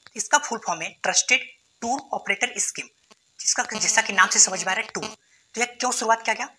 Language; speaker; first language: Hindi; native; Hindi